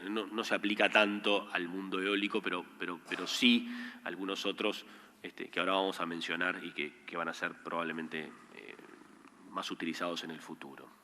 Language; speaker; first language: Spanish; native; Spanish